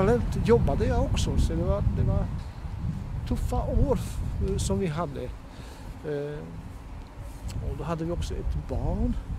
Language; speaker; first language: Swedish; non-native, fluent; Bosnian